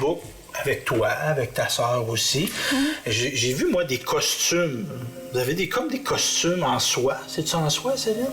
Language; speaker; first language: French; native; French